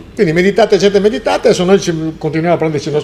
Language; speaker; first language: Italian; native; Italian